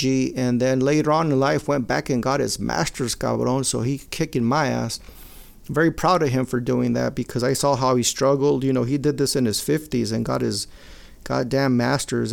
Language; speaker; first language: English; native; English